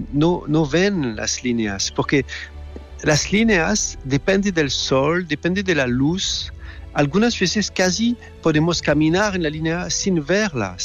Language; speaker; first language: Spanish; non-native, fluent; French